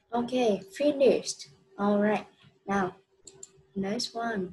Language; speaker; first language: English; non-native, fluent; Vietnamese